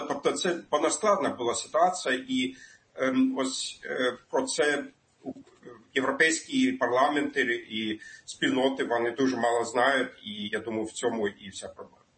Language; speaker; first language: Ukrainian; non-native, fluent; German